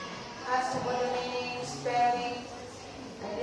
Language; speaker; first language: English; non-native, learner; Indonesian